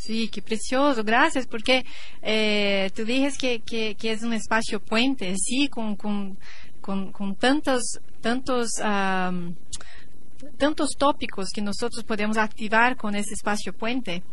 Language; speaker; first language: Spanish; non-native, learner; Portuguese